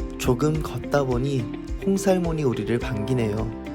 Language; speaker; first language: Korean; native; Korean